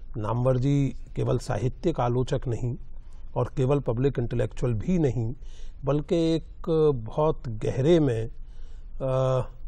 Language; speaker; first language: Hindi; native; Hindi